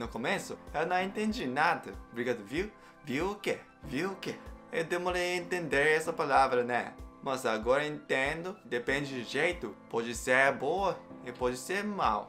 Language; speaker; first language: Portuguese; non-native, learner; Japanese